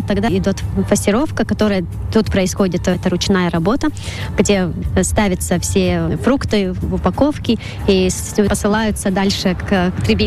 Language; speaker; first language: Russian; non-native, local second language; Latvian